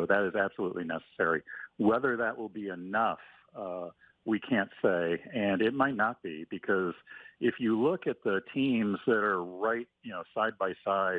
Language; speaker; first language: English; native; English